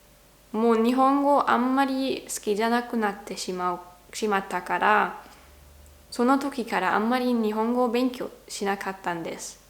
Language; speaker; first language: Japanese; non-native, learner; German